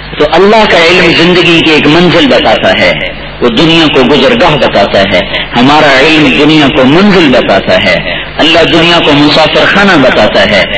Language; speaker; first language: Urdu; non-native, local second language; Punjabi